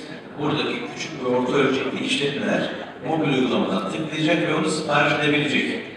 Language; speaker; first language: Turkish; native; Turkish